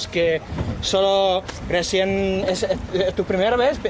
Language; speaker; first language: Spanish; non-native, fluent; English